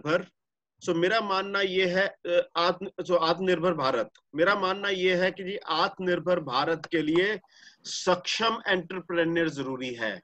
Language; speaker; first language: Hindi; native; Hindi